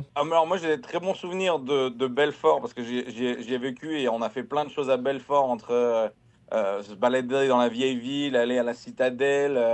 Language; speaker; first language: French; native; French